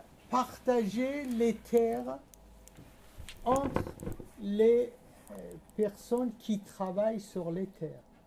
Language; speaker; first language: French; non-native, fluent; Persian